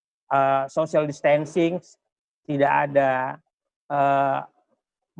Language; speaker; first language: English; non-native, local second language; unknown